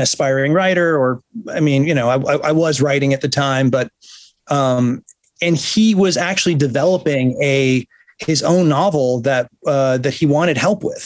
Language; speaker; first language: English; native; English